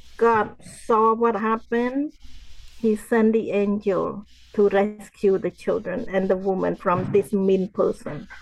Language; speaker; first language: English; non-native, fluent; Khmer